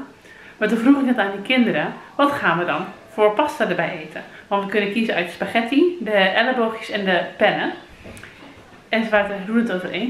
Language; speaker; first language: Dutch; native; Dutch